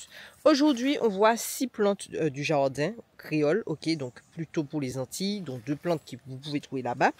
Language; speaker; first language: French; native; French